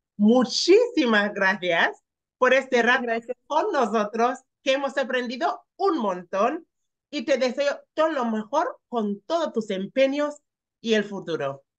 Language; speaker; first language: Spanish; non-native, fluent; English